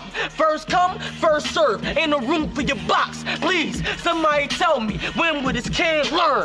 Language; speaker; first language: English; native; English